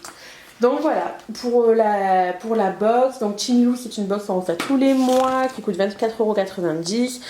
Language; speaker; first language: French; native; French